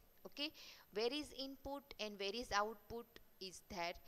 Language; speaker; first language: English; non-native, local second language; Gujarati